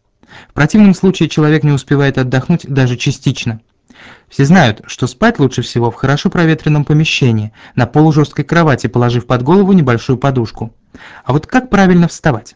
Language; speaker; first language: Russian; native; Russian